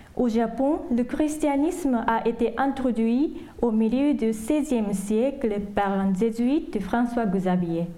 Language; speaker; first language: French; non-native, fluent; Japanese